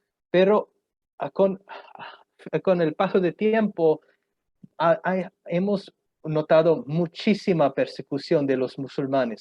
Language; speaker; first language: Spanish; non-native, fluent; Punjabi